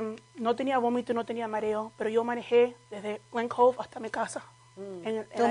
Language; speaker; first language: Spanish; native; Spanish